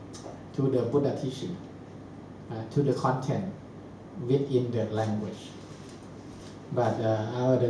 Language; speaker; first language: English; non-native, fluent; Thai